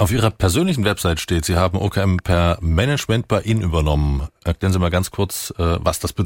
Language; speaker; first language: German; native; German